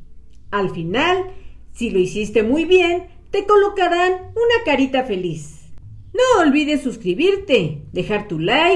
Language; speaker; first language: Spanish; native; Spanish